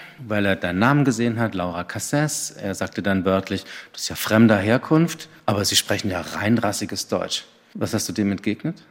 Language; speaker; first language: German; native; German